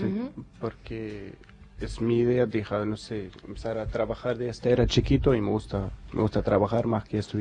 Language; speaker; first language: Spanish; non-native, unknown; Arabic